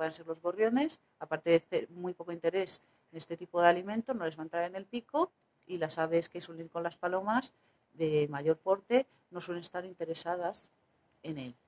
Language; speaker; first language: Spanish; native; Spanish